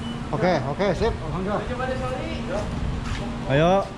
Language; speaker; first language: Indonesian; native; Indonesian